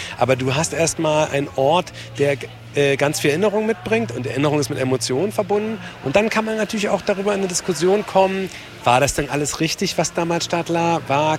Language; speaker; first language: German; native; German